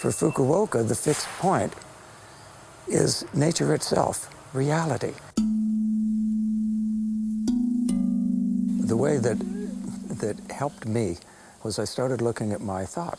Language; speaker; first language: English; native; English